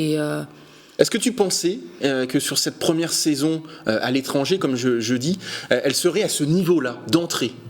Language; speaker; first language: French; native; French